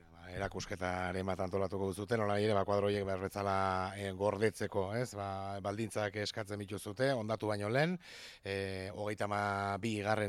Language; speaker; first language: Basque; native; Basque